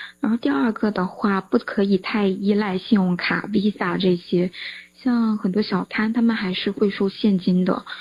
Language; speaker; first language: Chinese; native; Chinese